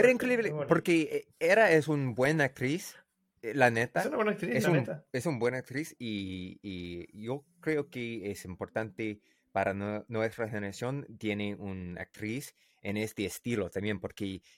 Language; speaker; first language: Spanish; non-native, learner; English